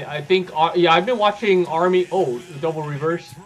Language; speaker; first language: English; native; English